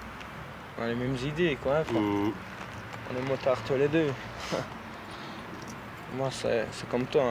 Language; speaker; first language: French; native; French